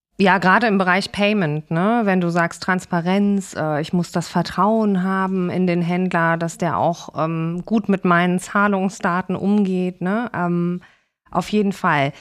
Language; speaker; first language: German; native; German